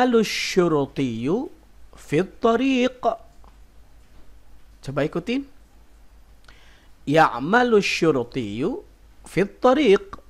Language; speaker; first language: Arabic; non-native, fluent; Indonesian